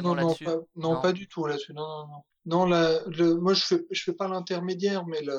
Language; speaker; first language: French; native; French